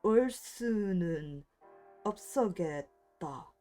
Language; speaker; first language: Korean; non-native, learner; English